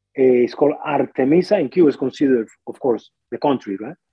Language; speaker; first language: English; non-native, fluent; Spanish